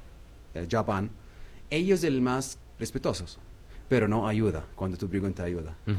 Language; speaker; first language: Spanish; non-native, learner; Arabic